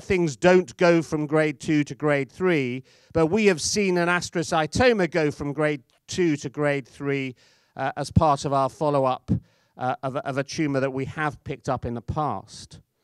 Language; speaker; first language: English; native; English